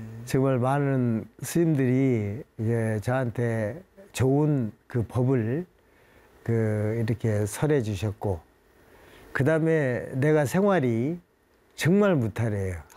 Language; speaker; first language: Korean; native; Korean